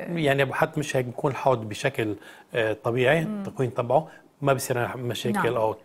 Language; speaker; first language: Arabic; native; Arabic